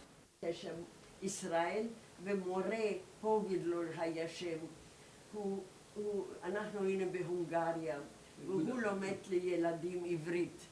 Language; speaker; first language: Hebrew; non-native, learner; German